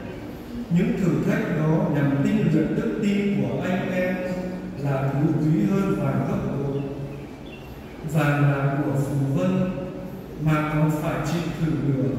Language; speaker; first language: Vietnamese; native; Vietnamese